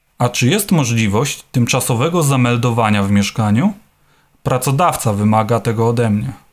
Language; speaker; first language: Polish; native; Polish